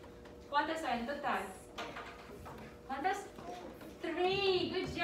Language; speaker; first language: Spanish; early bilingual, heritage; Spanish